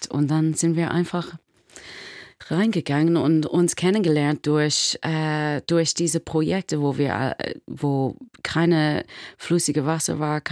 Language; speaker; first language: German; non-native, fluent; English